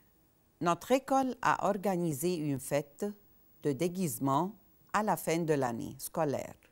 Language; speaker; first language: French; non-native, fluent; Arabic